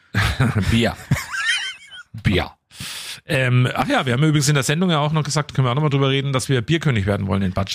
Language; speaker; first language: German; native; German